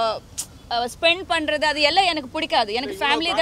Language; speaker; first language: Tamil; non-native, learner; Telugu